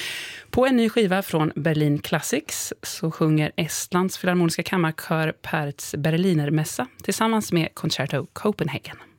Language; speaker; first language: Swedish; native; Swedish